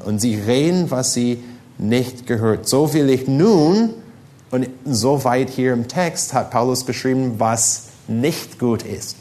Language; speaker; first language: German; non-native, fluent; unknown